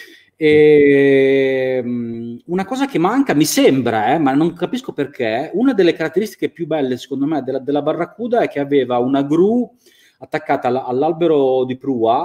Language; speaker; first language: Italian; native; Italian